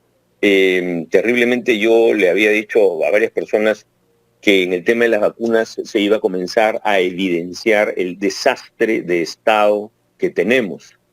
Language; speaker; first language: Spanish; native; Spanish